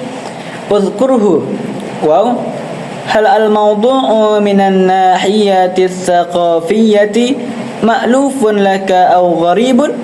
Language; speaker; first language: Arabic; non-native, learner; Indonesian